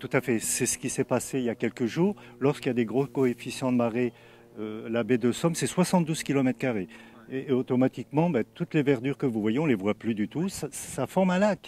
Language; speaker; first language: French; native; French